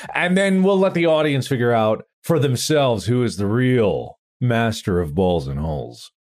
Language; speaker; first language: English; native; English